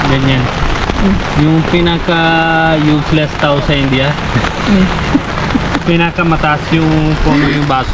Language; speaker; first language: Filipino; non-native, learner; Hindi